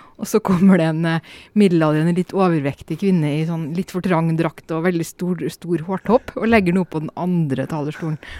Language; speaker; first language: Norwegian; native; Norwegian